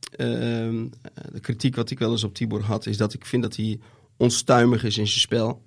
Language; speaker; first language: Dutch; native; Dutch